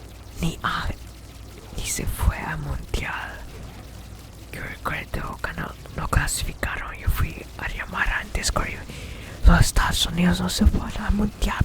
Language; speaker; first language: Spanish; early bilingual, heritage; English